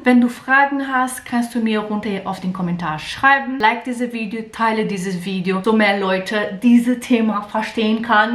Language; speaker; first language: German; non-native, learner; Portuguese